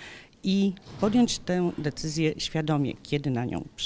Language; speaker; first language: Polish; native; Polish